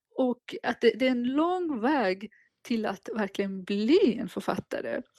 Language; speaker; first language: Swedish; non-native, fluent; Persian